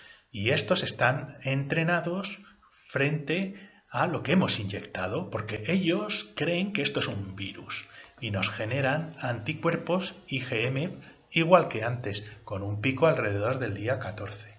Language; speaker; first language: Spanish; native; Spanish